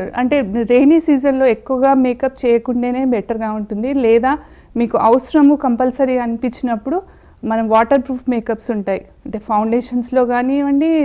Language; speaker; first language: Telugu; native; Telugu